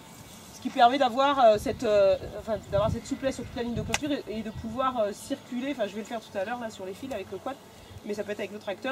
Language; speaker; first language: French; native; French